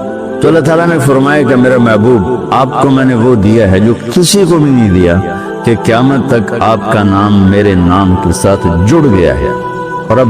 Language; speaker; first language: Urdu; non-native, local second language; Saraiki